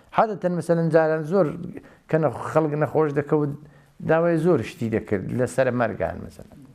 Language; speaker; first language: Central Kurdish; native; Central Kurdish